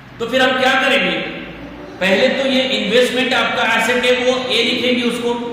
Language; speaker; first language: Hindi; non-native, local second language; Marathi